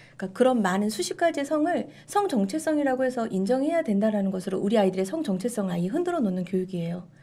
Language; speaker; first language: Korean; native; Korean